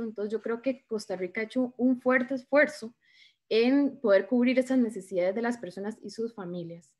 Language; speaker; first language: Spanish; native; Spanish